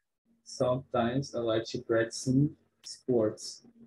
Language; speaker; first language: English; non-native, learner; Portuguese